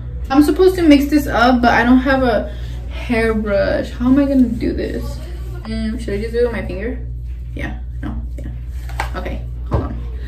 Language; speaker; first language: English; early bilingual, other home language; Spanish